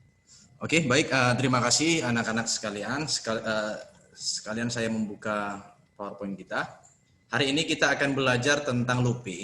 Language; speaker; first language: Indonesian; native; Indonesian